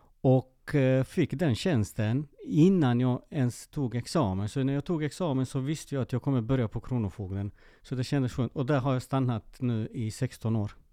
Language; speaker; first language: Swedish; early bilingual, other home language; Serbian